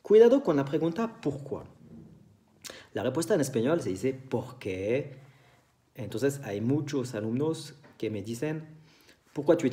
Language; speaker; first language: Spanish; non-native, fluent; French